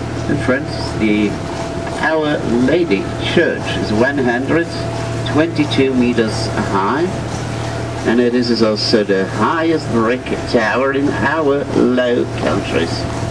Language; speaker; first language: English; non-native, fluent; Dutch